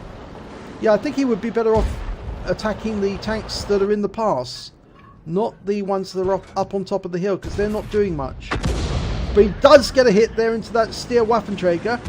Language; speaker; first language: English; native; English